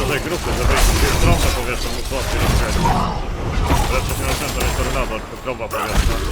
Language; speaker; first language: Polish; native; Polish